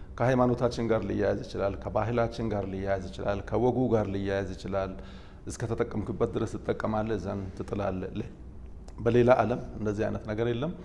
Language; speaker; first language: Amharic; non-native, local second language; Oromo